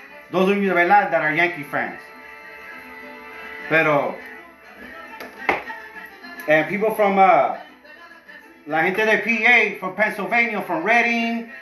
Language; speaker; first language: English; early bilingual, other home language; Spanish